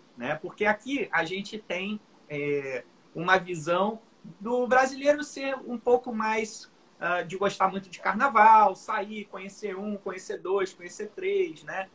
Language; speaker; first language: Portuguese; native; Portuguese